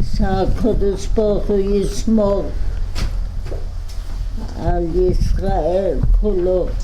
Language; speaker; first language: Hebrew; non-native, fluent; German